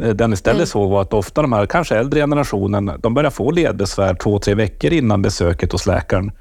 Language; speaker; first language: Swedish; native; Swedish